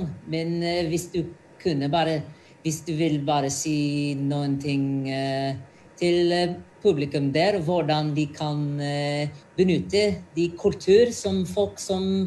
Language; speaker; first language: Norwegian; non-native, fluent; English